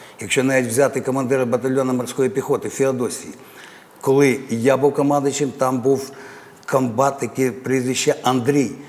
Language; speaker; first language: Ukrainian; native; Ukrainian